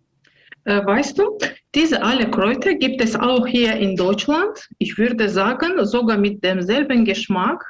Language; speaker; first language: German; non-native, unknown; Azerbaijani